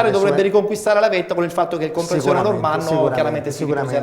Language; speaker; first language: Italian; native; Italian